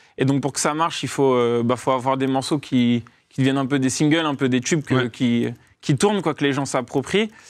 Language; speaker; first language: French; native; French